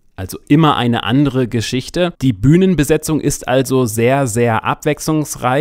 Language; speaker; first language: German; native; German